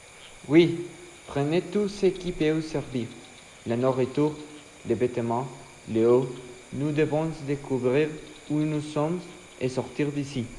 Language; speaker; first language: French; non-native, learner; Spanish